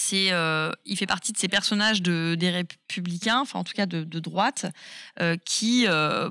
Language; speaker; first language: French; native; French